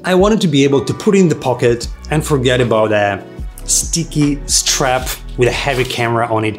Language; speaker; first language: English; non-native, fluent; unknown